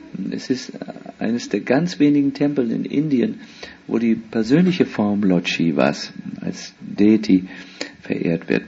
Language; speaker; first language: German; native; German